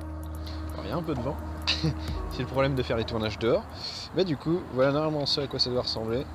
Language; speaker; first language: French; native; French